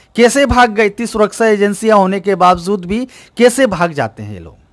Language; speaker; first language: Hindi; native; Hindi